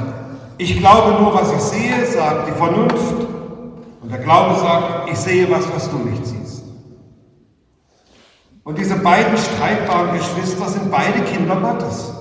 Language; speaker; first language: German; native; German